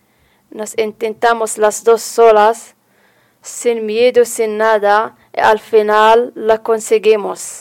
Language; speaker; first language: Spanish; non-native, learner; Arabic